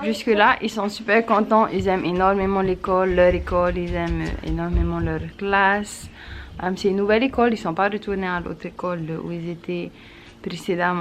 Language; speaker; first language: French; native; French